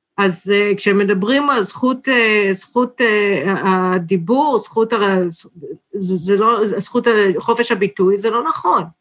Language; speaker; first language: Hebrew; non-native, fluent; English